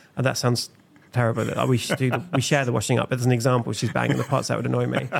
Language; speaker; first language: English; native; English